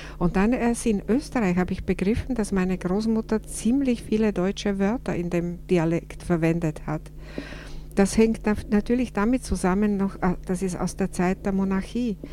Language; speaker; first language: German; non-native, fluent; Slovak